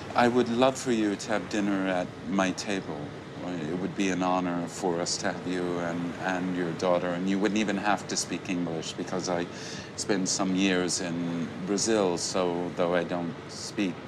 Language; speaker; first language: English; native; English